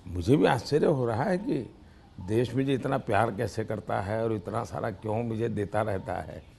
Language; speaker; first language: Hindi; non-native, local second language; Gujarati